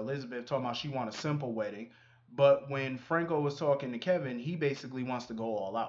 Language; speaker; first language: English; native; English